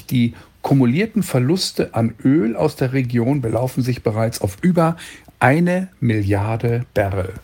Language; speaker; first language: German; native; German